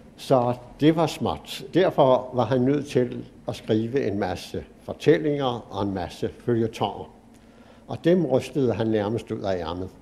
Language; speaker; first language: Danish; native; Danish